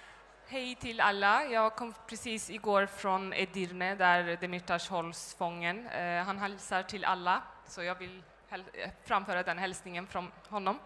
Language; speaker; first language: Swedish; early bilingual, other home language; Turkish